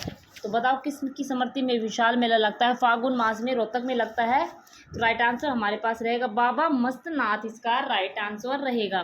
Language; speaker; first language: Hindi; native; Hindi